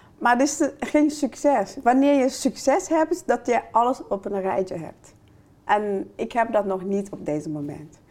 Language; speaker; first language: Dutch; non-native, fluent; Chinese